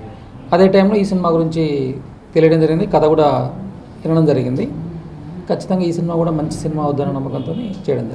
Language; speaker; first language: Telugu; native; Telugu